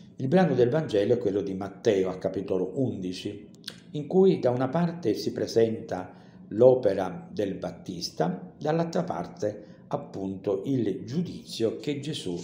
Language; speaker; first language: Italian; native; Italian